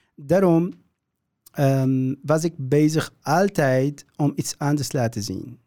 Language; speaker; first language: Dutch; non-native, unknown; Kurdish